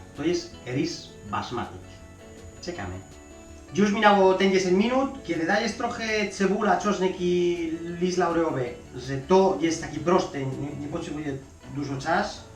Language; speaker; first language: Polish; non-native, learner; Spanish